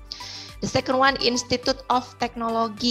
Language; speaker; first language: English; non-native, learner; Indonesian